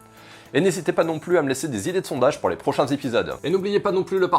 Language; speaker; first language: French; native; French